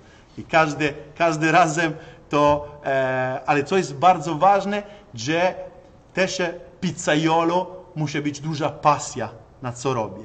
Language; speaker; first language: Polish; non-native, learner; Italian